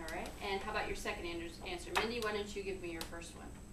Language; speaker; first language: English; native; English